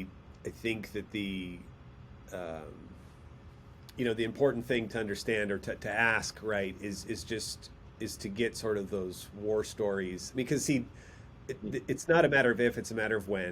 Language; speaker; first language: English; native; English